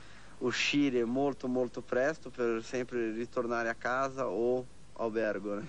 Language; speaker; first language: Italian; non-native, fluent; Portuguese